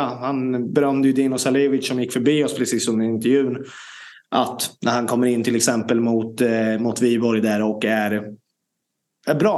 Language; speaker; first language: Swedish; native; Swedish